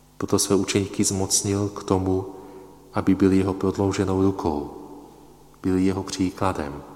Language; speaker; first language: Czech; non-native, fluent; Polish